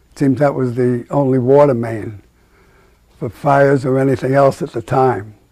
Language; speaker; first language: English; native; English